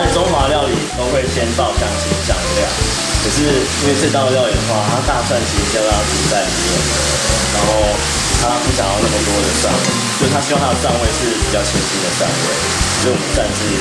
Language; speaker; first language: Chinese; native; Chinese